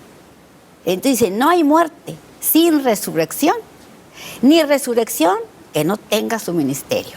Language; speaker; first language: Spanish; native; Spanish